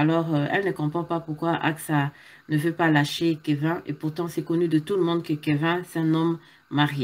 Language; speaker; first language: French; non-native, local second language; Lingala